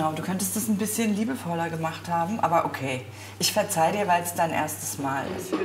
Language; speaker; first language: German; native; German